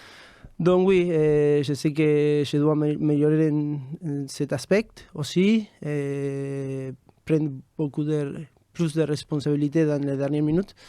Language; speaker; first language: French; non-native, fluent; Spanish